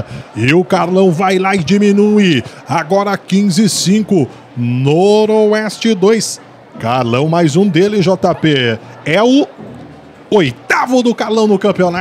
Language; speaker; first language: Portuguese; native; Portuguese